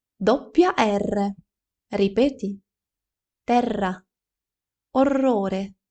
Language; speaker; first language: Italian; non-native, fluent; Ukrainian